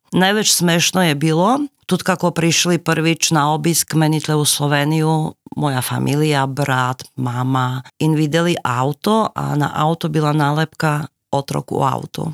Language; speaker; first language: Slovenian; non-native, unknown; Slovak